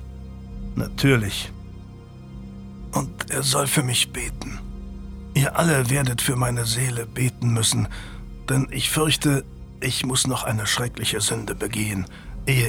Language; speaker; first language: German; native; German